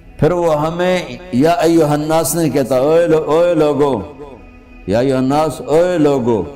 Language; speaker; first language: Urdu; non-native, local second language; Punjabi